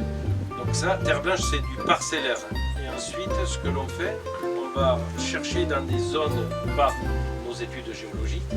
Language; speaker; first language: French; native; French